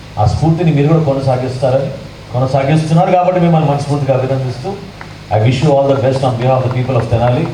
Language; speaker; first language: Telugu; native; Telugu